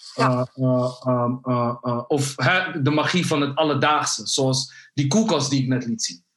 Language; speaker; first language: Dutch; early bilingual, other home language; Somali